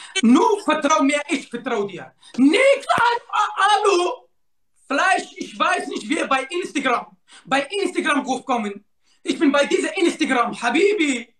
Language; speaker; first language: German; non-native, learner; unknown